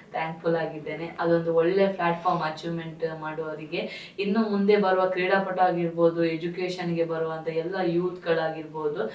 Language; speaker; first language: Kannada; non-native, local second language; Tulu